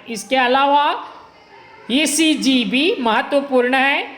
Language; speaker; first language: Hindi; non-native, local second language; Kannada